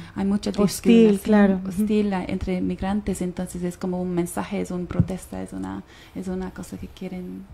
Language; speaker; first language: Spanish; non-native, fluent; English